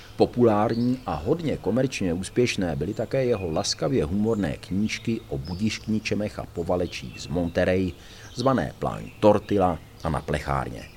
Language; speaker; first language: Czech; native; Czech